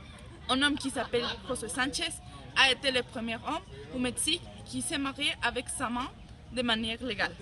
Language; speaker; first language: French; non-native, learner; Spanish